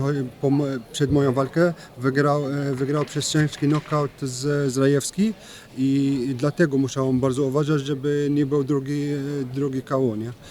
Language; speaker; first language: Polish; non-native, learner; French